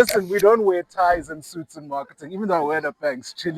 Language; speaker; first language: English; non-native, local second language; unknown